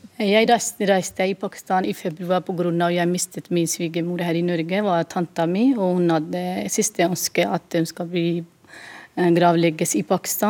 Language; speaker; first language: Norwegian; non-native, fluent; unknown